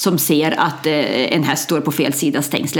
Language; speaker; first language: Swedish; native; Swedish